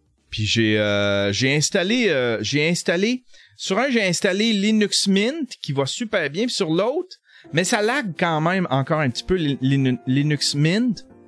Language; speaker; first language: French; native; French